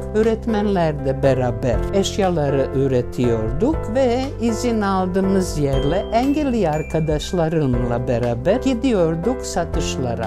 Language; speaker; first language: Turkish; non-native, fluent; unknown